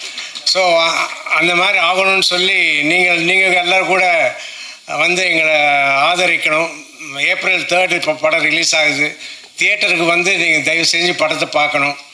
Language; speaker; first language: Tamil; non-native, local second language; Telugu